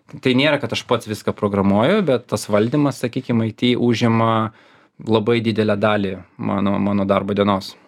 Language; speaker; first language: Lithuanian; non-native, local second language; Russian